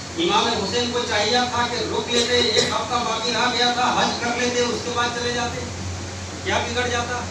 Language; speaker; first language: Urdu; non-native, local second language; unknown